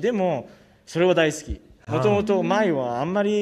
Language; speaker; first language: Japanese; non-native, learner; French